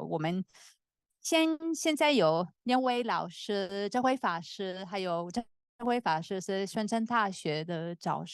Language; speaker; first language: Chinese; non-native, fluent; Italian